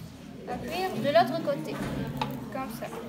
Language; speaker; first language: French; non-native, learner; Arabic